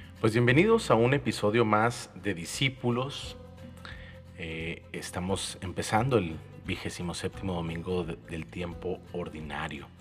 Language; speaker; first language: Spanish; native; Spanish